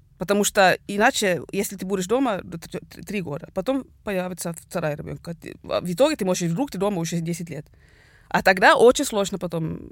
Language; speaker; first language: Russian; non-native, fluent; Swedish